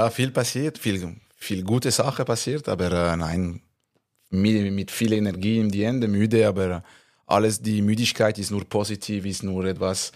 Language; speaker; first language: German; non-native, local second language; French